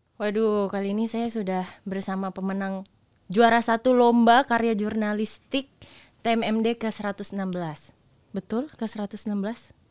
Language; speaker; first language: Indonesian; native; Indonesian